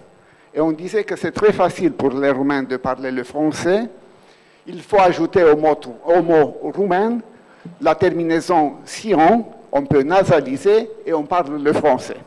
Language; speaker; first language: French; non-native, fluent; Romanian